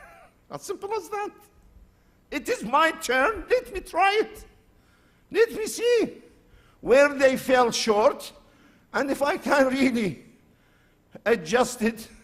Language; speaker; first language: English; non-native, fluent; Arabic